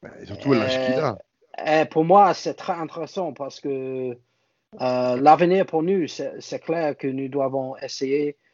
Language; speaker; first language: French; non-native, fluent; English